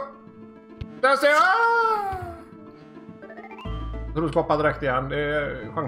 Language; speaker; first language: Swedish; native; Swedish